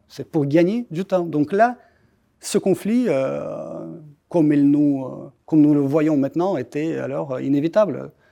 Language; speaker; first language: French; non-native, fluent; Russian